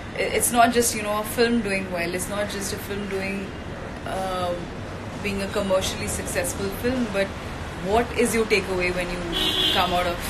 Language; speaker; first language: English; non-native, local second language; Hindi